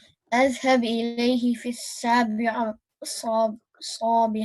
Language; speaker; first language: Arabic; non-native, learner; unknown